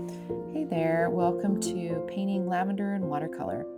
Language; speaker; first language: English; native; English